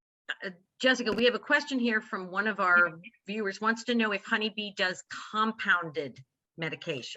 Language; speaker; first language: English; native; English